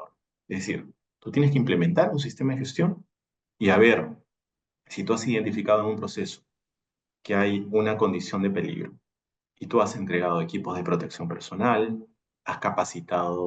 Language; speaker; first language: Spanish; native; Spanish